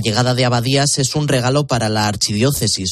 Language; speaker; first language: Spanish; native; Spanish